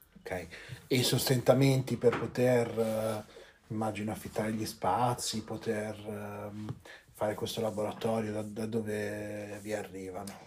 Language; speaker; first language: Italian; native; Italian